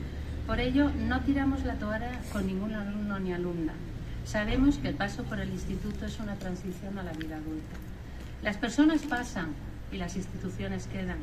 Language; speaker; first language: Spanish; native; Spanish